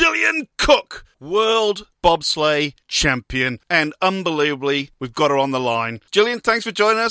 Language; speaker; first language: English; native; English